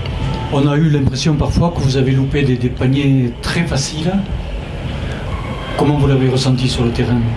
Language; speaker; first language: French; native; French